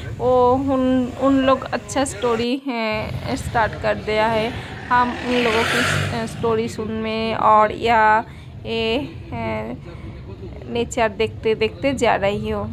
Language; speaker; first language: Hindi; non-native, local second language; Bangla